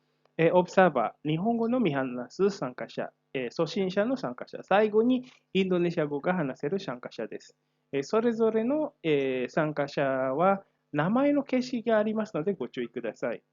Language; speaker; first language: Japanese; non-native, fluent; Indonesian